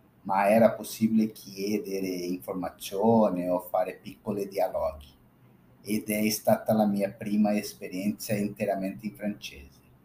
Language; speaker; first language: Italian; non-native, fluent; Portuguese